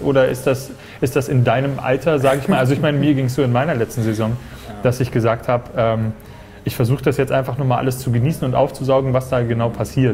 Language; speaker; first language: German; native; German